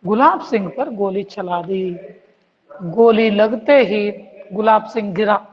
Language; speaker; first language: Hindi; non-native, local second language; Kannada